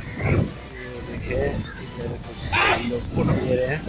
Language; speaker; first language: Hindi; native; Hindi